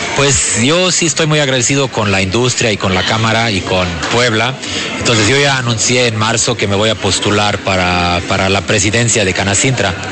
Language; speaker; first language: Spanish; non-native, fluent; German